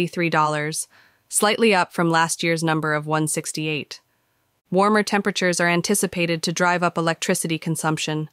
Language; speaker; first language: English; native; English